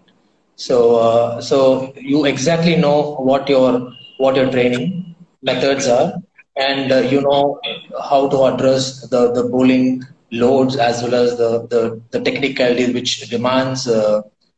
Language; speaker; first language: English; non-native, local second language; Tamil